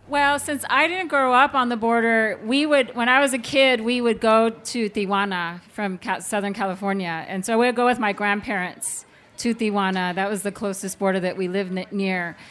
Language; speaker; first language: English; native; English